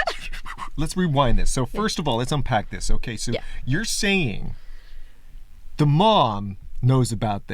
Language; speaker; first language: English; native; English